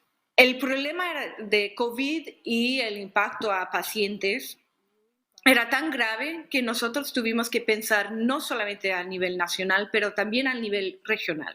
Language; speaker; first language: Spanish; non-native, fluent; English